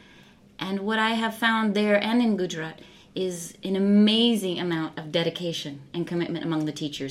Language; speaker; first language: English; native; English